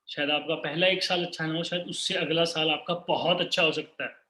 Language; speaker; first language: Hindi; non-native, local second language; Punjabi